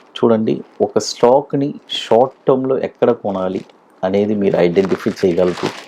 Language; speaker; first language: Telugu; native; Telugu